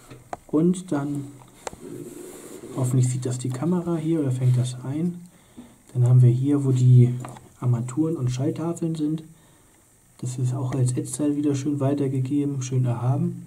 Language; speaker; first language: German; native; German